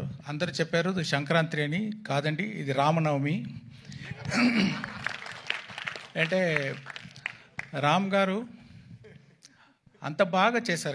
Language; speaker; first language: Telugu; non-native, local second language; Tamil